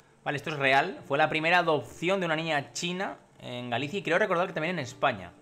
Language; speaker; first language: Spanish; native; Spanish